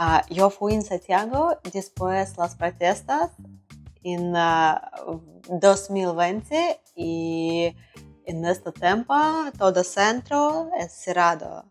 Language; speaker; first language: Spanish; non-native, learner; Russian